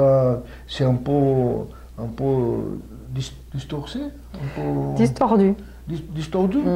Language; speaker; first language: French; non-native, fluent; Portuguese